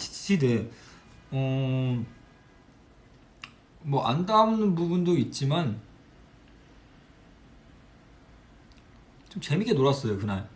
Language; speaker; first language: Korean; non-native, fluent; Chinese